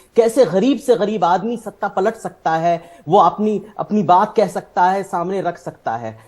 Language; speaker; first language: Hindi; native; Hindi